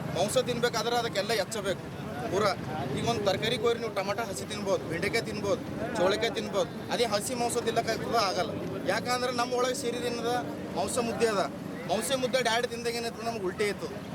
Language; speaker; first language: Kannada; native; Kannada